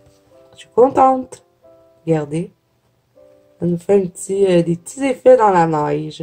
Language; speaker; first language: French; native; French